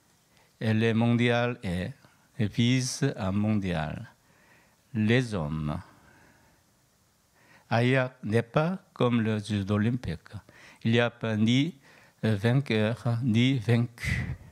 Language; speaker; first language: French; non-native, learner; Korean